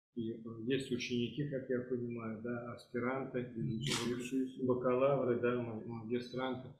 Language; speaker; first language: Russian; native; Russian